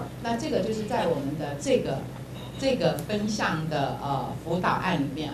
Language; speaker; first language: Chinese; native; Chinese